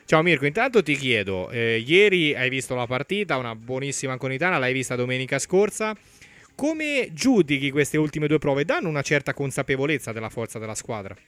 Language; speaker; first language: Italian; native; Italian